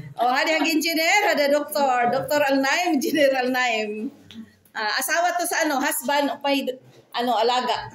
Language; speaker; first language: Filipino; non-native, local second language; Cebuano